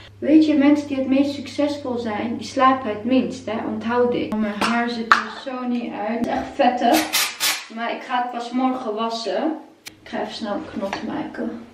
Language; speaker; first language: Dutch; non-native, fluent; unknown